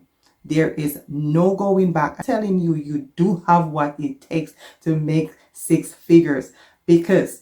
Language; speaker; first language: English; native; English